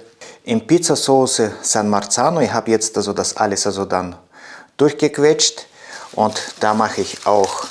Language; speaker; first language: German; non-native, fluent; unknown